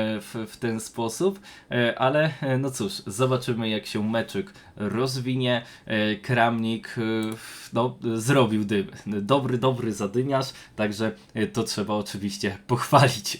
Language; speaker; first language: Polish; native; Polish